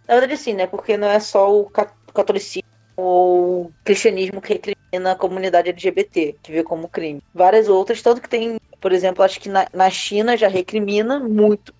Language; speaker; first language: Portuguese; native; Portuguese